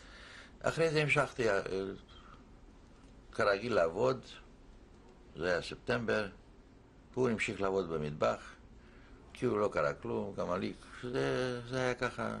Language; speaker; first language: Hebrew; non-native, fluent; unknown